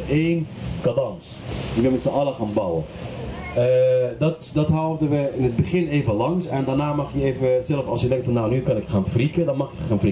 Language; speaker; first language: Dutch; non-native, fluent; Arabic